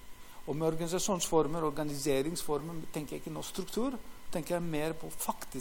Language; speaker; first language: Norwegian; non-native, fluent; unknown